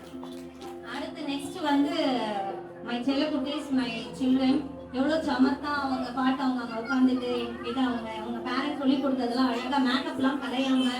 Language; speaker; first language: Tamil; native; Tamil